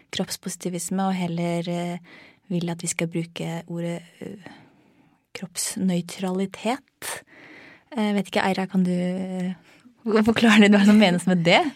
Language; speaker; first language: Norwegian; non-native, fluent; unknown